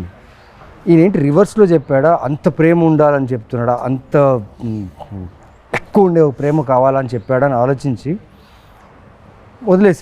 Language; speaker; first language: Telugu; native; Telugu